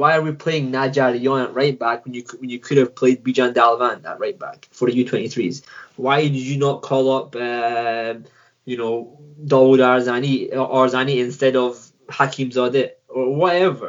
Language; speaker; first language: English; native; English